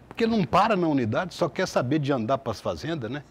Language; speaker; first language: Portuguese; native; Portuguese